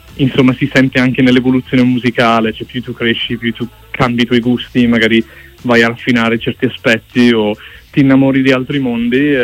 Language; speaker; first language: Italian; early bilingual, other home language; English